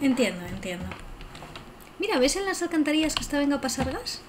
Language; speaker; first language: Spanish; native; Spanish